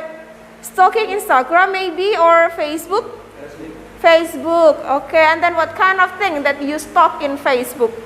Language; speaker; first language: English; non-native, learner; Indonesian